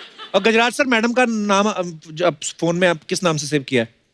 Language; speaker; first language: Hindi; native; Hindi